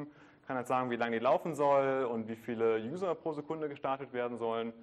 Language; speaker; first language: German; native; German